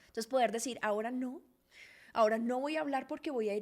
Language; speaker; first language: Spanish; native; Spanish